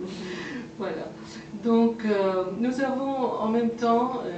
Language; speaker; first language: French; non-native, fluent; Persian